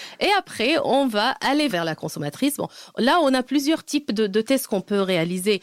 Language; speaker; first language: French; non-native, fluent; Arabic